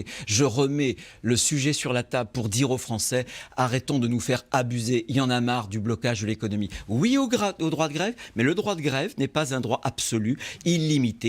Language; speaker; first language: French; native; French